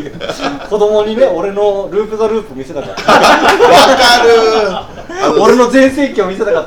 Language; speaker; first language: Japanese; native; Japanese